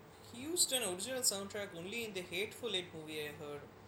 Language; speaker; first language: English; non-native, local second language; Tamil